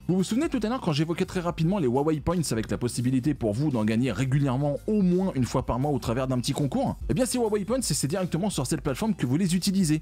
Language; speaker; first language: French; native; French